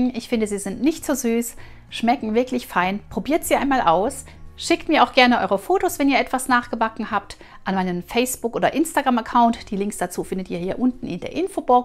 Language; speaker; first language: German; native; German